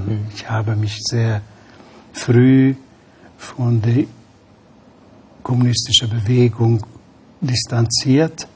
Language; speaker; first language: German; non-native, fluent; Hungarian